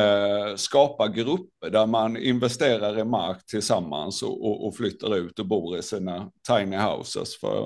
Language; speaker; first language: Swedish; native; Swedish